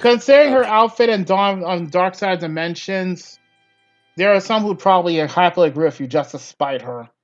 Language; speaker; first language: English; native; English